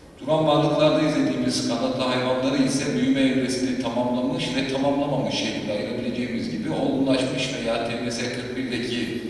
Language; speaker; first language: Turkish; native; Turkish